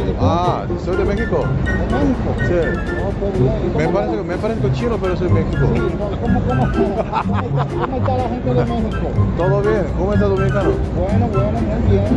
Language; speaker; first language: Spanish; non-native, learner; Korean